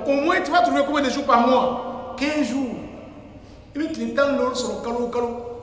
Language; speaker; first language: French; non-native, local second language; Bambara